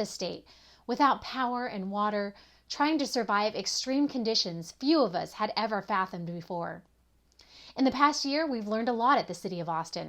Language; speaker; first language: English; native; English